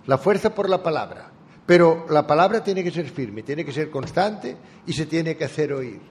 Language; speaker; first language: Spanish; native; Spanish